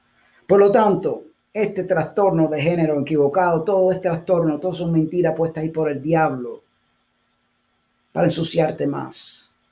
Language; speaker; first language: Spanish; early bilingual, heritage; Spanish